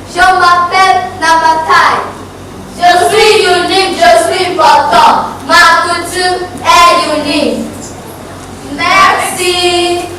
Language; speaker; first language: French; non-native, learner; Shona